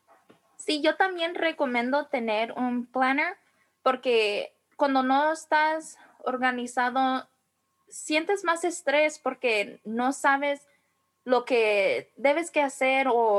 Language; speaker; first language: Spanish; early bilingual, heritage; Spanish